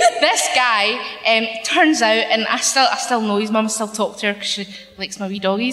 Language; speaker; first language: English; native; English